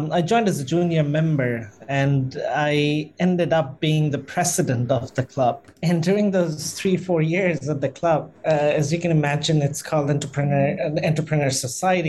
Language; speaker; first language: English; non-native, local second language; Bangla